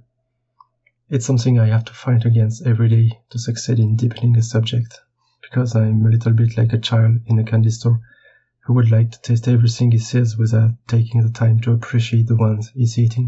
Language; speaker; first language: English; non-native, fluent; French